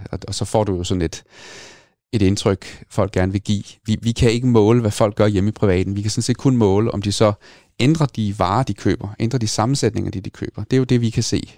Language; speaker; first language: Danish; native; Danish